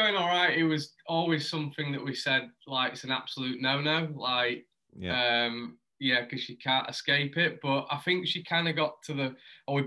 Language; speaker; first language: English; native; English